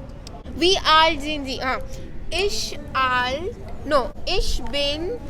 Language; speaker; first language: German; non-native, learner; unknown